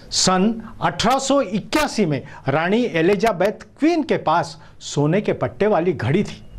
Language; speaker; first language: Hindi; non-native, local second language; Marathi